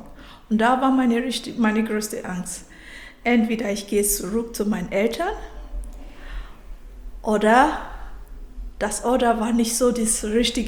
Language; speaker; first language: German; non-native, fluent; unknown